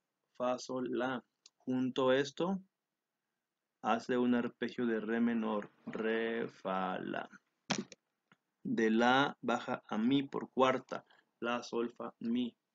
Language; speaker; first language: Spanish; native; Spanish